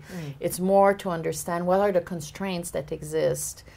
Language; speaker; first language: English; native; English